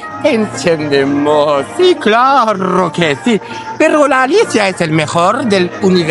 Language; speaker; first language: Spanish; non-native, learner; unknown